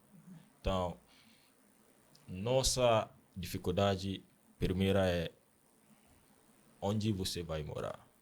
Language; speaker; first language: Portuguese; non-native, learner; Akan